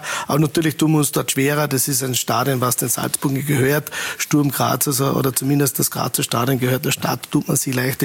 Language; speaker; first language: German; native; German